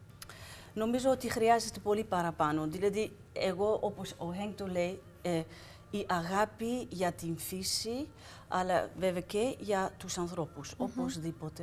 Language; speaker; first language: Greek; non-native, fluent; Dutch